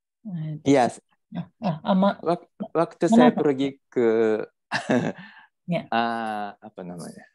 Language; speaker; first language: Indonesian; non-native, learner; Japanese